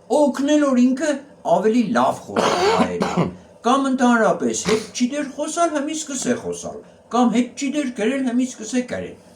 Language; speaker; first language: Armenian; native; Armenian